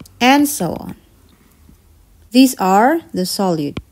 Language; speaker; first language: English; non-native, fluent; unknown